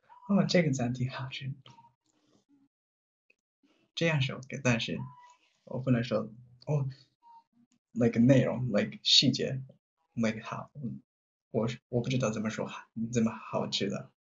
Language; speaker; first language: Chinese; non-native, learner; Japanese